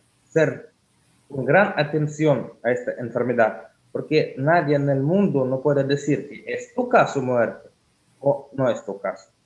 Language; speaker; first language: Spanish; non-native, learner; Russian